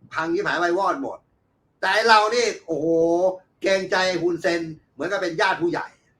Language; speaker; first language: Thai; native; Thai